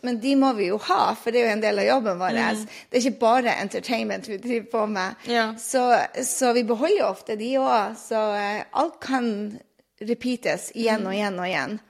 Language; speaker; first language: Norwegian; native; Norwegian